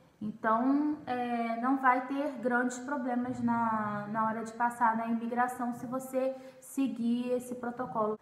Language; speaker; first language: Portuguese; native; Portuguese